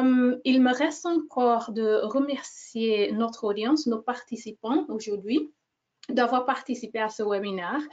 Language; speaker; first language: French; non-native, fluent; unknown